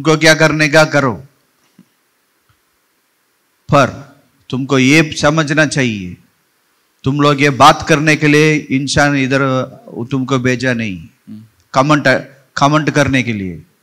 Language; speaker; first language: Hindi; non-native, local second language; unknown